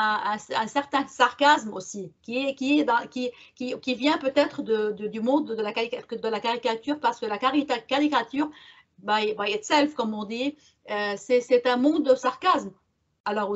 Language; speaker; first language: French; non-native, local second language; Arabic